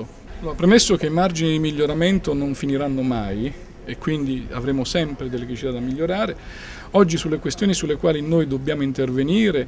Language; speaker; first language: Italian; native; Italian